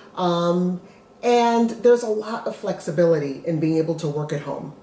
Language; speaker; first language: English; native; English